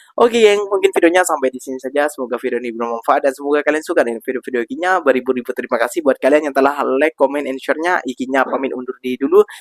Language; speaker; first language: Indonesian; native; Indonesian